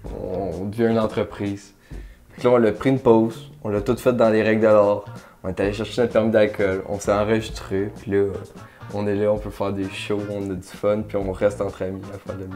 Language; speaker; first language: French; native; French